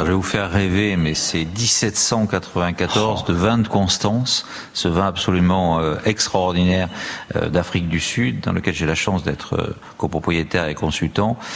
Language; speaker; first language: French; native; French